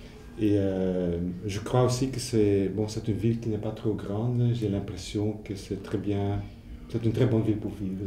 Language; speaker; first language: French; non-native, fluent; Dutch